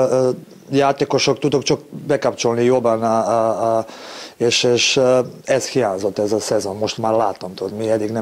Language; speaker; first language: Hungarian; non-native, learner; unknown